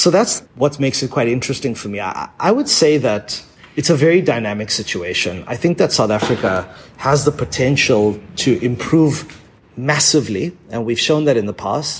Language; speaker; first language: English; native; English